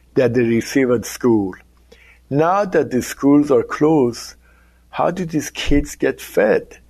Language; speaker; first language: English; non-native, fluent; Persian